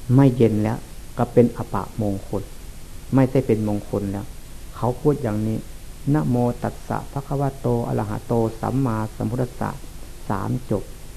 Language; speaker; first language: Thai; non-native, local second language; Lao